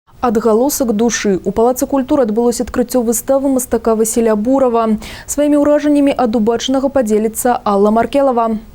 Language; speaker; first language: Belarusian; native; Belarusian